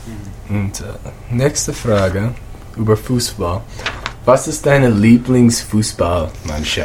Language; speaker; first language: German; non-native, learner; English